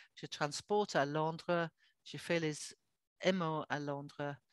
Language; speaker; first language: French; non-native, learner; English